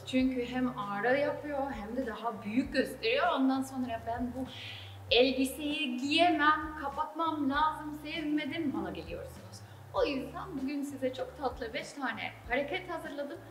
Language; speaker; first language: Turkish; non-native, fluent; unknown